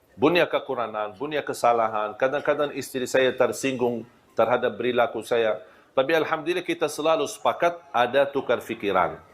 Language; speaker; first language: Malay; non-native, fluent; Arabic